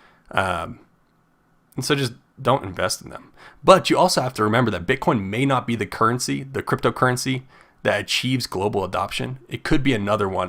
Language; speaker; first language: English; native; English